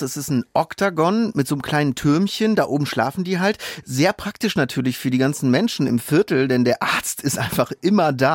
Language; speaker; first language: German; native; German